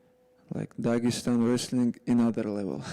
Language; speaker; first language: English; non-native, learner; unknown